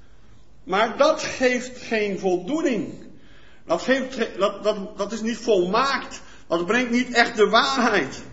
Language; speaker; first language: Dutch; non-native, fluent; Portuguese